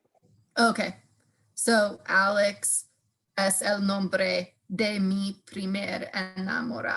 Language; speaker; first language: Spanish; non-native, learner; English